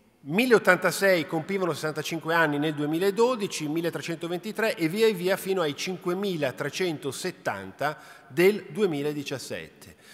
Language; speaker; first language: Italian; native; Italian